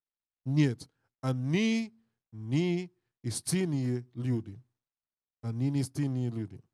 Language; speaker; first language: Russian; non-native, learner; English